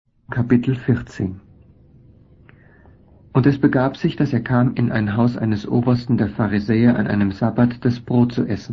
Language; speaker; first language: German; native; German